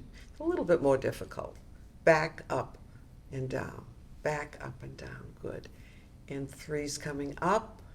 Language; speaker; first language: English; native; English